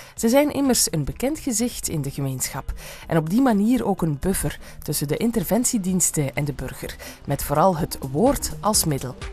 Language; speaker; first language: Dutch; native; Dutch